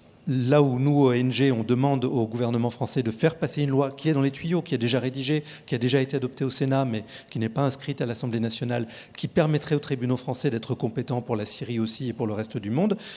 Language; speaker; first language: French; native; French